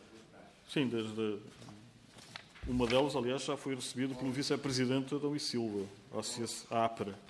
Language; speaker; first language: Portuguese; native; Portuguese